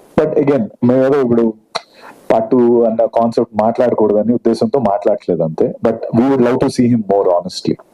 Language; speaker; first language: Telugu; native; Telugu